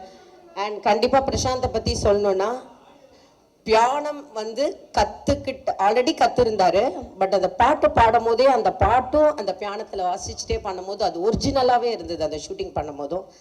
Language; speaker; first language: Tamil; non-native, fluent; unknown